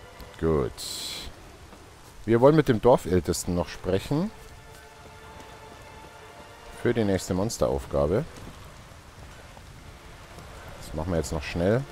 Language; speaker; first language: German; native; German